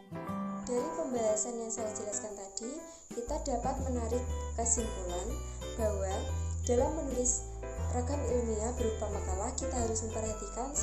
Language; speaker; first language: Indonesian; native; Indonesian